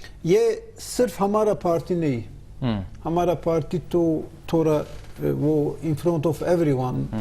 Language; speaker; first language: Hindi; non-native, learner; Turkish